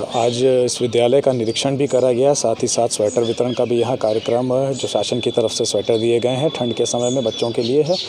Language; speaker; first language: Hindi; native; Hindi